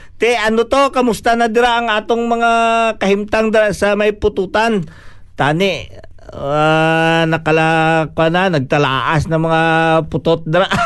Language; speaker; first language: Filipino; non-native, local second language; Cebuano